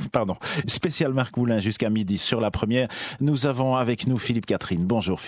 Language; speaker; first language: French; native; French